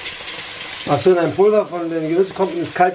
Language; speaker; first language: German; early bilingual, other home language; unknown